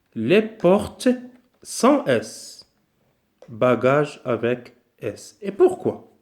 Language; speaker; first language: French; non-native, local second language; Arabic